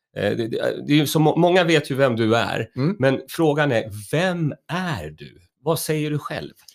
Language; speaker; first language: Swedish; native; Swedish